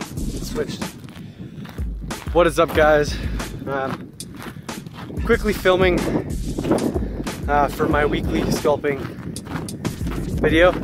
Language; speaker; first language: English; native; English